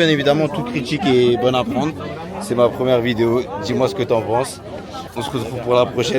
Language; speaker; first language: French; native; French